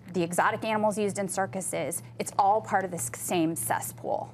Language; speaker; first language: English; native; English